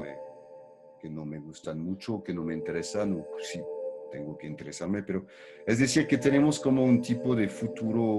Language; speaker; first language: Spanish; non-native, fluent; French